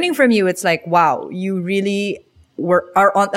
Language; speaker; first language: English; non-native, local second language; Filipino